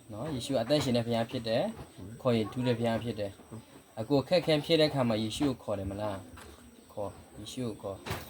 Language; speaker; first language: Burmese; non-native, local second language; S'gaw Karen